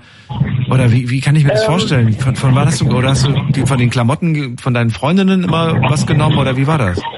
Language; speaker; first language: German; native; German